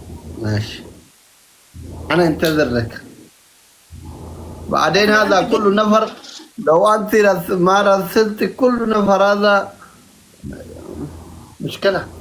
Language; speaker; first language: Arabic; non-native, learner; Oromo